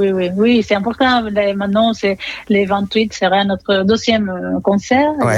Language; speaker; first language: French; non-native, fluent; Spanish